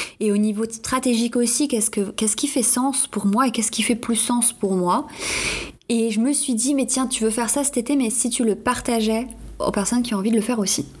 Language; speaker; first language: French; native; French